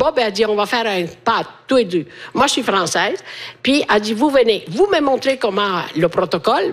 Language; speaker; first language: French; non-native, fluent; Italian